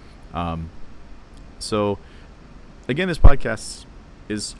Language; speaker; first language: English; native; English